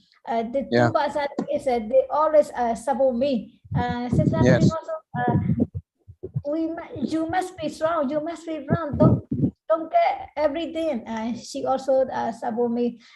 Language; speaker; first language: English; non-native, learner; Burmese